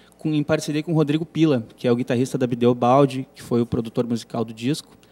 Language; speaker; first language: Portuguese; native; Portuguese